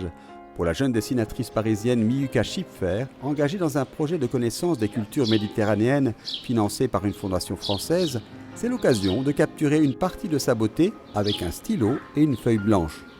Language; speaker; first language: French; native; French